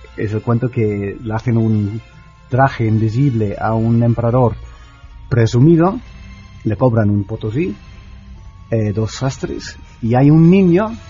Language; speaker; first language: Spanish; non-native, fluent; English